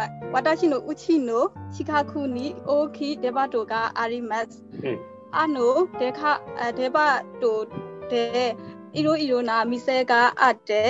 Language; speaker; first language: Japanese; non-native, learner; Burmese